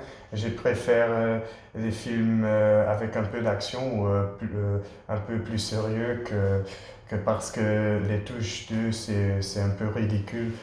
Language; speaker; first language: French; non-native, learner; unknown